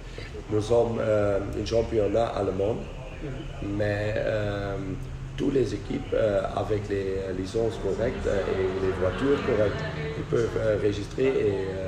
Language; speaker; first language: French; non-native, fluent; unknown